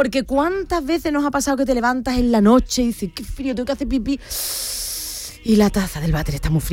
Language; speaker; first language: Spanish; native; Spanish